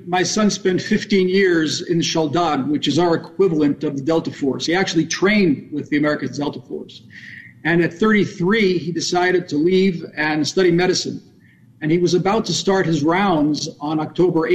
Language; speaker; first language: English; native; English